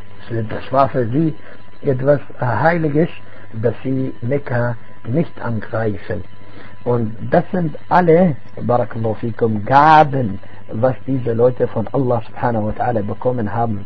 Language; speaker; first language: German; non-native, fluent; Arabic